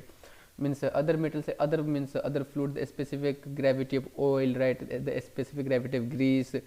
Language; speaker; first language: English; non-native, local second language; Hindi